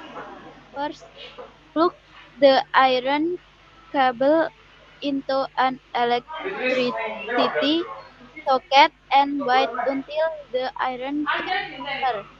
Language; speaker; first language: English; non-native, learner; Indonesian